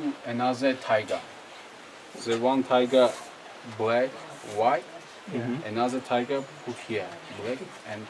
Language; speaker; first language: English; non-native, learner; Tajik